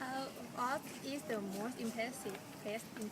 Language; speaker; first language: English; non-native, learner; Thai